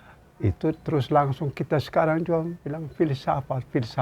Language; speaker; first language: Indonesian; non-native, local second language; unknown